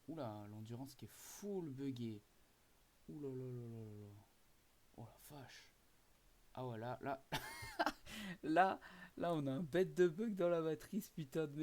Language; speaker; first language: French; native; French